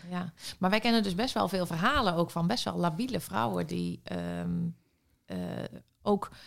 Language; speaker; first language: Dutch; native; Dutch